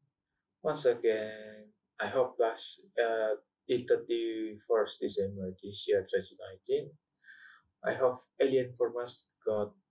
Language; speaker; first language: English; non-native, learner; Indonesian